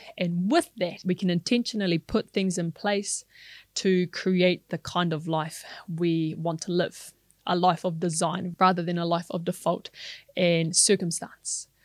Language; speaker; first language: English; non-native, local second language; Māori